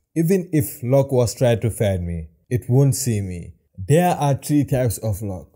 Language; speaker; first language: English; non-native, local second language; Wolof